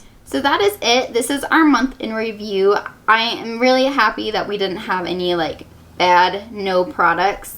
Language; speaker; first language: English; native; English